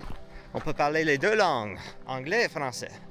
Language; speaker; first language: French; non-native, learner; English